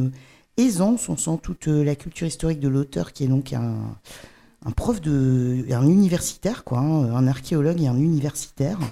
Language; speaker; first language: French; native; French